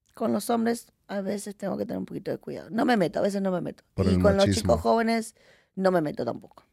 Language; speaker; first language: Spanish; native; Spanish